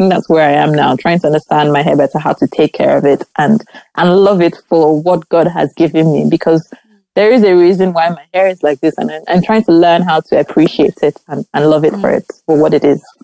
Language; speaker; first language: English; non-native, local second language; Igbo